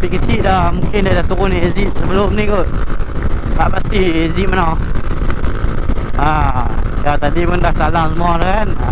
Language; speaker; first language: Malay; native; Malay